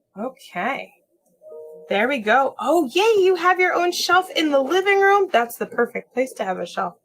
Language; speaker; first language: English; native; English